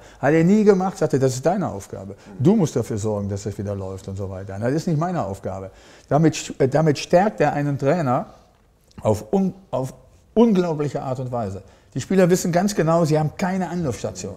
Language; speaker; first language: German; native; German